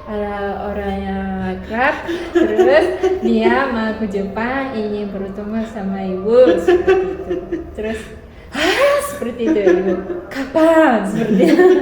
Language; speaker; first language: Indonesian; non-native, learner; Japanese